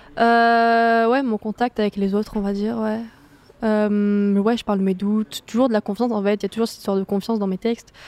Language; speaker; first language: French; native; French